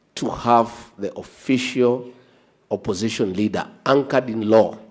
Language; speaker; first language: English; non-native, local second language; Kikuyu